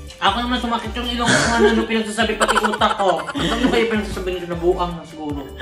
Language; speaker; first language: Filipino; non-native, local second language; Cebuano